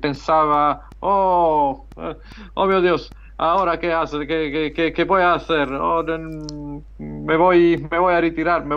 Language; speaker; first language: Spanish; non-native, fluent; Italian